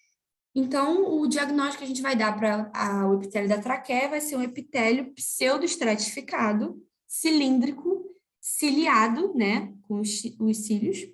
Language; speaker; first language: Portuguese; native; Portuguese